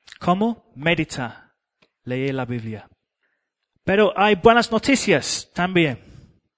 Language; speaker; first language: Spanish; non-native, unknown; English